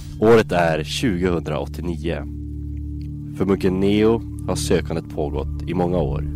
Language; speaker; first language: Swedish; native; Swedish